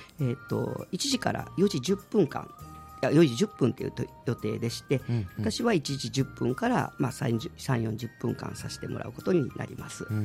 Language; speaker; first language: Japanese; native; Japanese